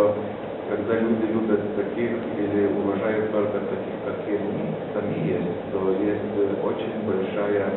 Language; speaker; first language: Russian; non-native, fluent; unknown